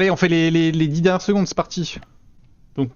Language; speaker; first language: French; native; French